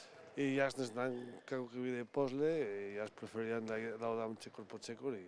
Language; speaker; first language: Macedonian; non-native, learner; Spanish